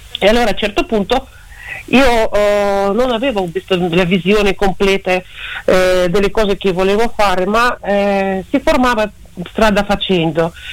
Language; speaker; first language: Italian; non-native, fluent; Russian